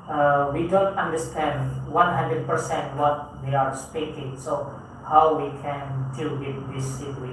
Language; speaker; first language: English; non-native, fluent; Indonesian